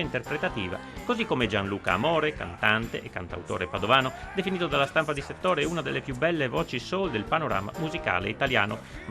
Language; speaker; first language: Italian; native; Italian